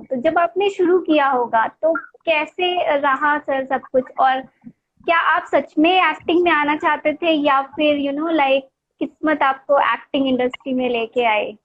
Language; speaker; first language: Hindi; native; Hindi